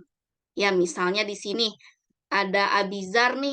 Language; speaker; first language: Indonesian; native; Indonesian